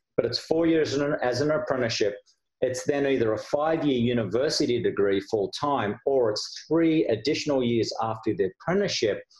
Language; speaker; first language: English; native; English